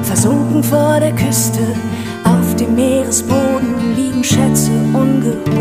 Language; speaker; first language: German; native; German